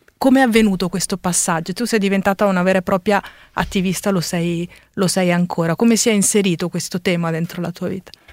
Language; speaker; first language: Italian; native; Italian